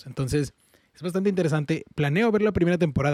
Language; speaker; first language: Spanish; early bilingual, heritage; Spanish